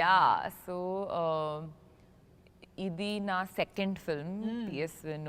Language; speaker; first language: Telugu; non-native, learner; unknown